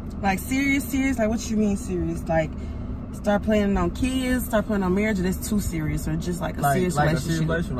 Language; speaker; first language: English; native; English